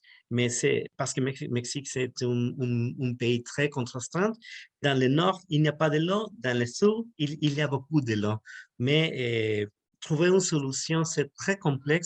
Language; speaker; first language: French; non-native, learner; Spanish